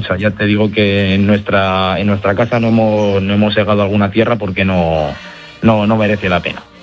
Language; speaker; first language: Spanish; native; Spanish